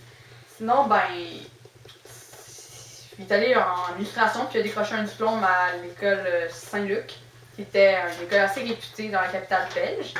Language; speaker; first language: French; native; French